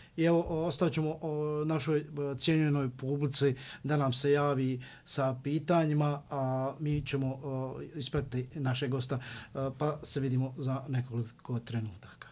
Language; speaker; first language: Bosnian; native; Bosnian